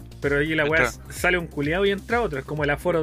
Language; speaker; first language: Spanish; native; Spanish